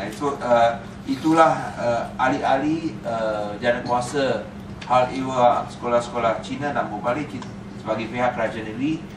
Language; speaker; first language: Malay; non-native, local second language; Chinese